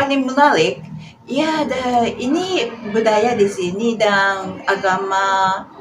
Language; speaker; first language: Indonesian; non-native, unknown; Japanese